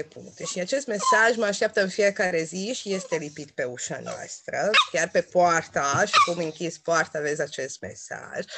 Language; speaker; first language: Romanian; non-native, local second language; Hungarian